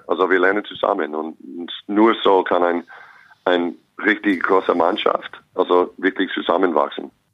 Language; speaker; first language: German; non-native, fluent; English